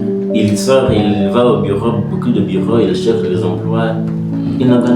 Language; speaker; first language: French; non-native, learner; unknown